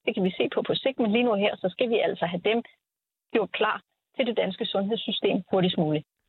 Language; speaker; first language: Danish; native; Danish